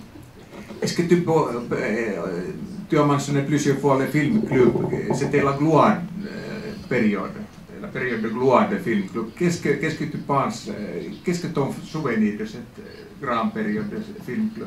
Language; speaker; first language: French; non-native, fluent; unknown